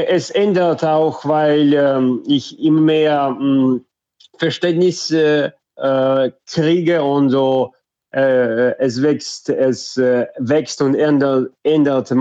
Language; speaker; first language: German; non-native, fluent; Russian